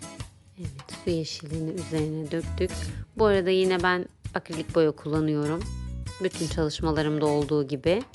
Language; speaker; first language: Turkish; native; Turkish